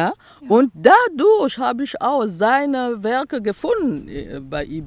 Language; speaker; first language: German; non-native, local second language; French